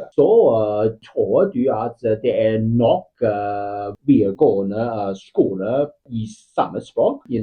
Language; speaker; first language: Norwegian; non-native, fluent; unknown